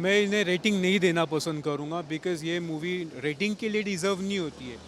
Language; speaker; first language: Hindi; native; Hindi